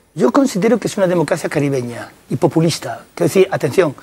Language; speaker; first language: Spanish; early bilingual, other home language; French